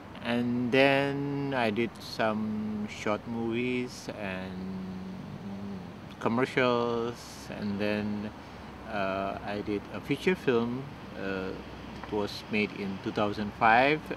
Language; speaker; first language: English; non-native, fluent; Indonesian